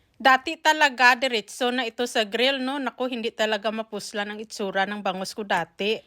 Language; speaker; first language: Filipino; non-native, local second language; Hiligaynon